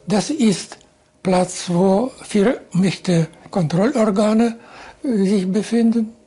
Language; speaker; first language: German; non-native, fluent; Russian